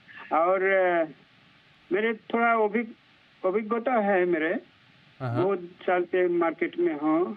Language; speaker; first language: Hindi; non-native, local second language; Bangla